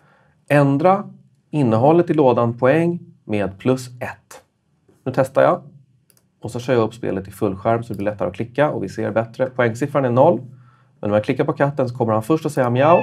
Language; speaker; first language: Swedish; native; Swedish